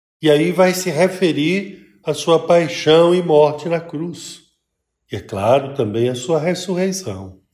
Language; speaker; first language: Portuguese; native; Portuguese